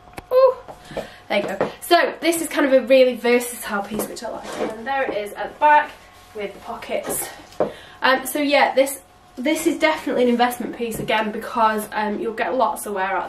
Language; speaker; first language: English; native; English